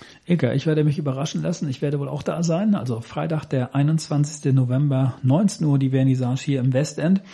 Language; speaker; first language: German; native; German